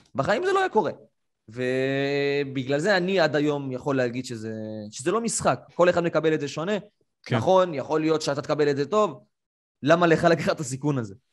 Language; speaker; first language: Hebrew; native; Hebrew